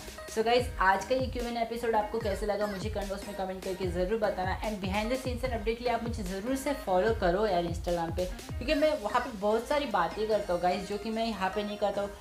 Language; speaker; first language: Hindi; native; Hindi